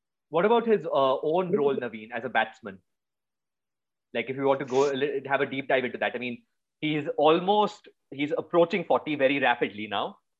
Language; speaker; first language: English; non-native, local second language; Hindi